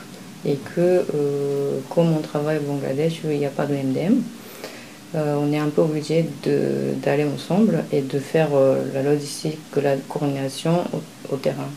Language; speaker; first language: French; non-native, fluent; Japanese